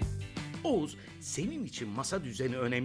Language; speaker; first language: Turkish; native; Turkish